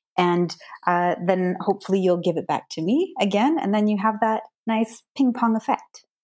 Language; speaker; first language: English; native; English